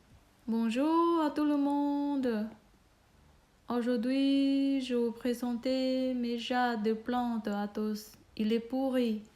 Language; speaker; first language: French; non-native, learner; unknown